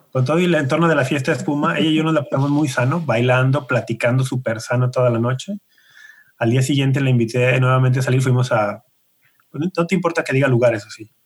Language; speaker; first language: Spanish; native; Spanish